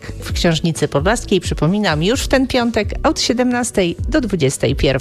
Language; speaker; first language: Polish; native; Polish